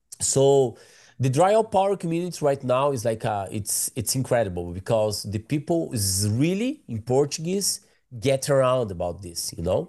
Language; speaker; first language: English; non-native, learner; Portuguese